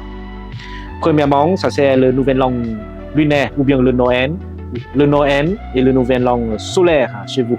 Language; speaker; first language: French; non-native, fluent; Vietnamese